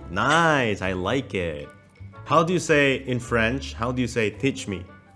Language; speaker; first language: English; non-native, fluent; Indonesian